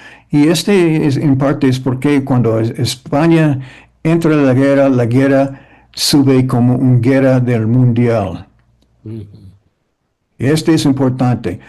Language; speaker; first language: Spanish; early bilingual, heritage; English